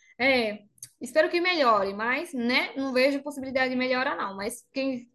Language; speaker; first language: Portuguese; non-native, fluent; Spanish